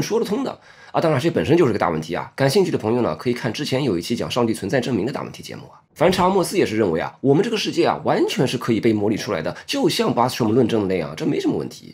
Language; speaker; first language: Chinese; native; Chinese